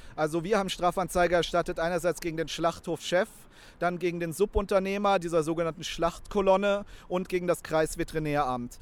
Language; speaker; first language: German; native; German